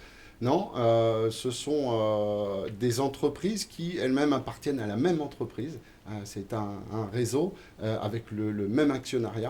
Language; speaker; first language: French; native; French